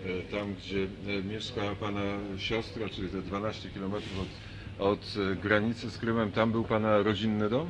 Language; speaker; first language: Polish; native; Polish